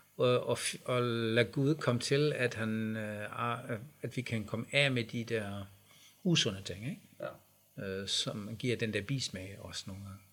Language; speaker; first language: Danish; native; Danish